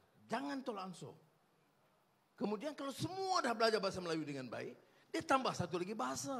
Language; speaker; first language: Malay; native; Malay